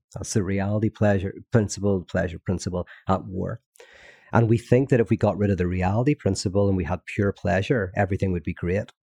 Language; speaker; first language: English; native; English